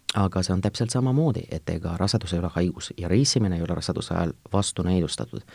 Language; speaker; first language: Estonian; non-native, local second language; Russian